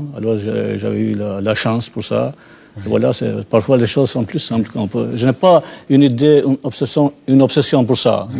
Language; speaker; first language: French; non-native, fluent; Albanian